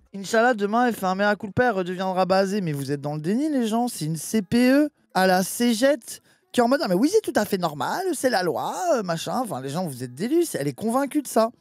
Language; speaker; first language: French; native; French